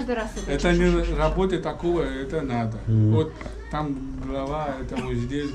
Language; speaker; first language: Russian; non-native, learner; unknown